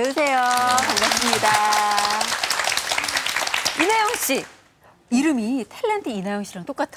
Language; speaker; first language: Korean; native; Korean